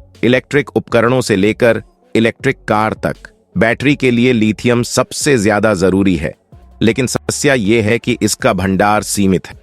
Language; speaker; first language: Hindi; native; Hindi